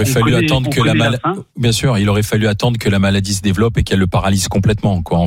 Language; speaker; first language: French; native; French